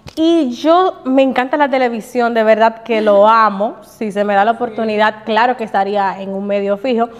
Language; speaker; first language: Spanish; native; Spanish